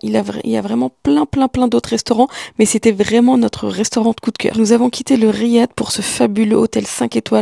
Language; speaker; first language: French; early bilingual, other home language; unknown